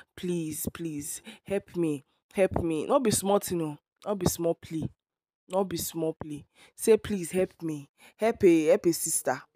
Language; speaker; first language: Nigerian Pidgin; non-native, local second language; Yoruba